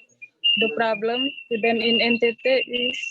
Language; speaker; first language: English; non-native, learner; Indonesian